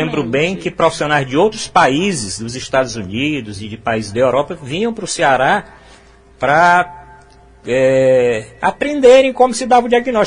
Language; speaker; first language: Portuguese; native; Portuguese